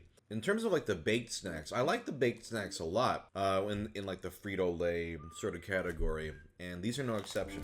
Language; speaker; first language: English; native; English